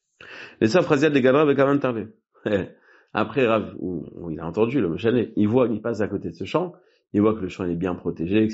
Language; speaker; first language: French; native; French